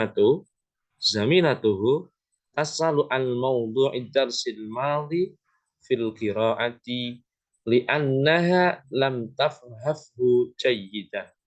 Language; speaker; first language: Arabic; non-native, fluent; Indonesian